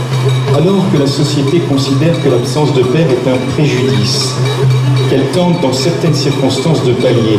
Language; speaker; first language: French; native; French